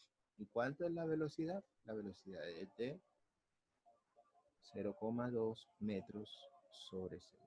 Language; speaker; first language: Spanish; native; Spanish